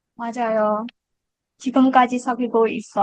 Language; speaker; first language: Korean; non-native, learner; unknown